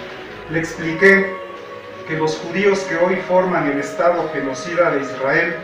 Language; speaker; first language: Spanish; native; Spanish